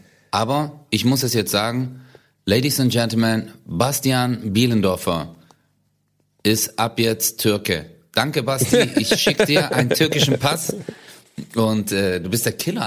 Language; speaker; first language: German; early bilingual, other home language; Turkish